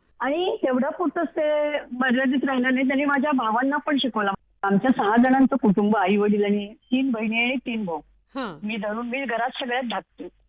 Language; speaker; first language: Marathi; native; Marathi